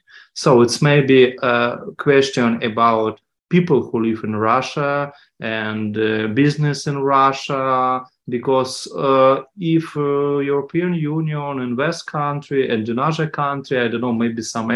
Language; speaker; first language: English; non-native, learner; Ukrainian